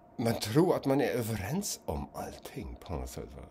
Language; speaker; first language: Swedish; non-native, fluent; German